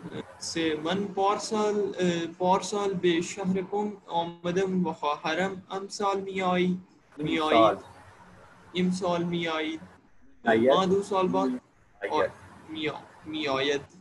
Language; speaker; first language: Persian; non-native, learner; Urdu